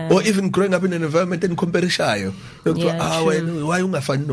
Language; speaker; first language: English; non-native, local second language; Zulu